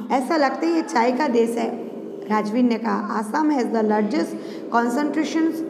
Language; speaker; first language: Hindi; non-native, local second language; Gujarati